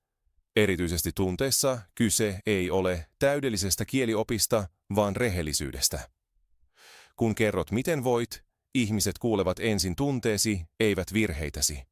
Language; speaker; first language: Finnish; non-native, fluent; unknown